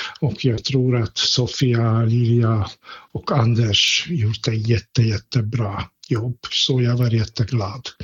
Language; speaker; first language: Swedish; non-native, fluent; Hungarian